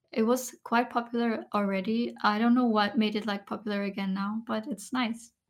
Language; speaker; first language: English; non-native, fluent; Turkish